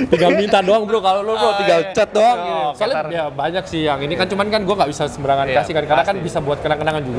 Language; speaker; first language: Indonesian; native; Indonesian